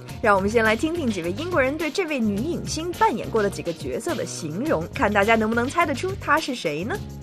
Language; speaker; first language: Chinese; native; Chinese